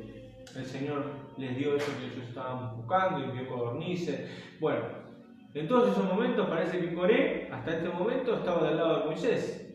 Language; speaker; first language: Spanish; native; Spanish